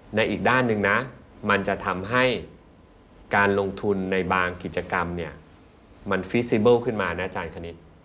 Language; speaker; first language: Thai; native; Thai